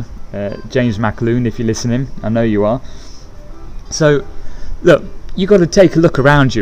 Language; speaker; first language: English; native; English